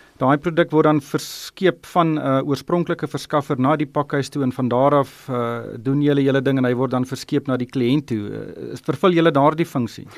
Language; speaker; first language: Afrikaans; native; Afrikaans